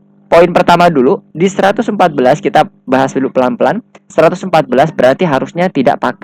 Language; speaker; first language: Indonesian; native; Indonesian